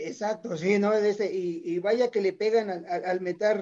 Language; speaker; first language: Spanish; native; Spanish